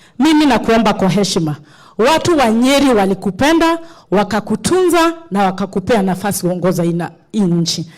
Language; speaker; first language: Swahili; non-native, local second language; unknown